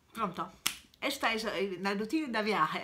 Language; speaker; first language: Spanish; non-native, learner; Italian